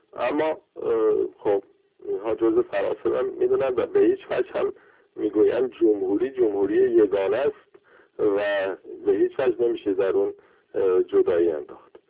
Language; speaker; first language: Persian; non-native, local second language; Azerbaijani